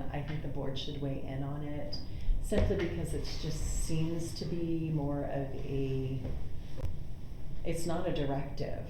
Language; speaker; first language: English; native; English